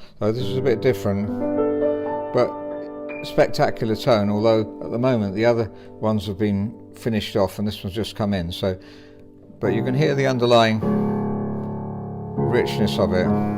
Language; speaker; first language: English; native; English